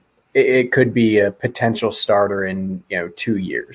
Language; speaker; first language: English; native; English